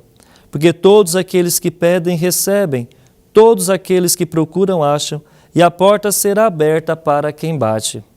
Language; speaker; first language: Portuguese; native; Portuguese